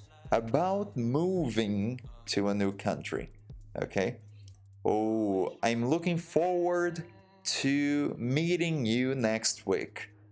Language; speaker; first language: English; non-native, fluent; Portuguese